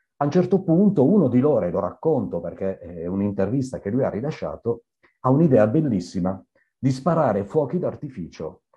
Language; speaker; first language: Italian; native; Italian